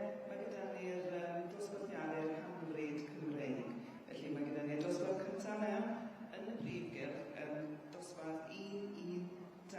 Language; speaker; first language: Welsh; native; Welsh